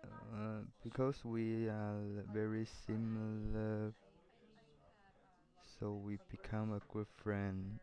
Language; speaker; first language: English; non-native, learner; Chinese